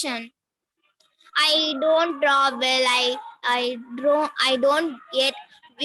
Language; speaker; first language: English; non-native, learner; Tamil